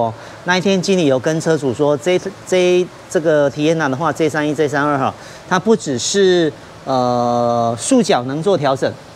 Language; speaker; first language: Chinese; native; Chinese